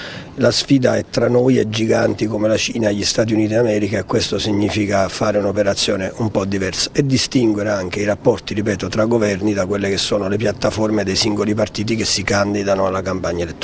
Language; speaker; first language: Italian; native; Italian